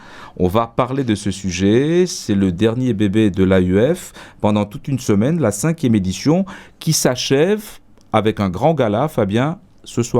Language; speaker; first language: French; native; French